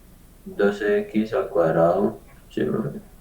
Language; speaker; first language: Spanish; native; Spanish